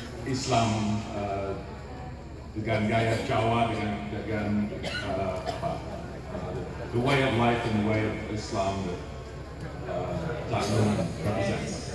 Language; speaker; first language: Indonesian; non-native, fluent; English